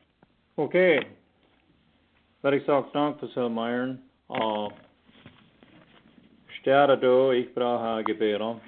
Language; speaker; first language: German; early bilingual, heritage; Pennsylvania German